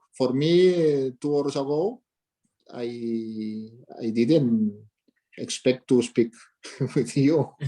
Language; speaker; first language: English; non-native, learner; Catalan